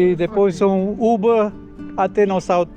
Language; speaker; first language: Portuguese; non-native, learner; English